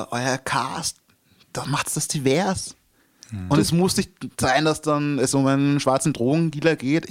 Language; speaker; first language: German; early bilingual, other home language; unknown